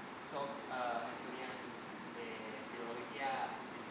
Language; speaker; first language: Catalan; non-native, learner; Thai